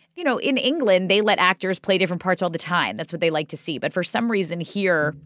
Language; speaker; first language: English; native; English